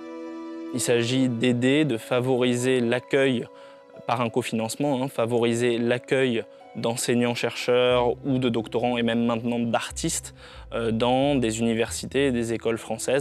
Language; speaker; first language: French; native; French